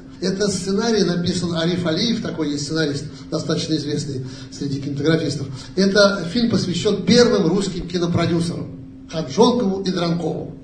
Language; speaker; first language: Russian; native; Russian